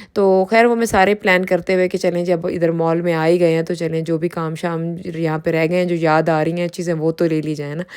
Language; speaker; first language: Urdu; native; Urdu